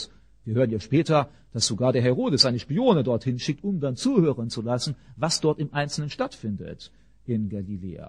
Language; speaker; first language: German; native; German